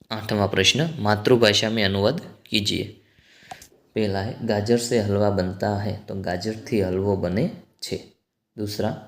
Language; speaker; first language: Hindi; non-native, local second language; Gujarati